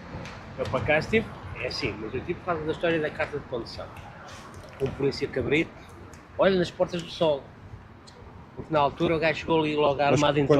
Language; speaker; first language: Portuguese; native; Portuguese